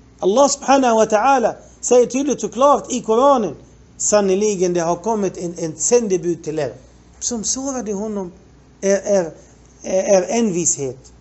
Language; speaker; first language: Swedish; non-native, fluent; Arabic